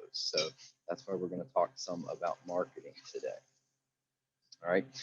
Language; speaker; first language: English; native; English